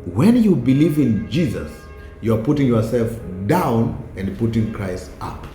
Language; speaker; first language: English; non-native, local second language; Swahili